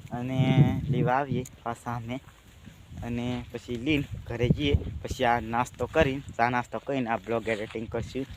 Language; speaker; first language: Gujarati; non-native, local second language; Rathawi